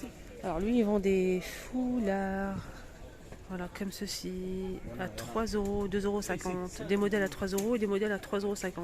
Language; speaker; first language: French; native; French